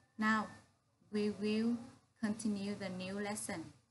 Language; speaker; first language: English; non-native, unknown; Vietnamese